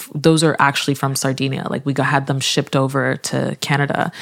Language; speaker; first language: English; native; English